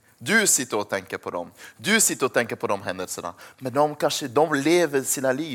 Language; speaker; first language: Swedish; early bilingual, other home language; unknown